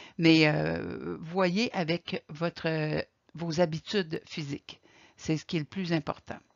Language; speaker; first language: French; native; French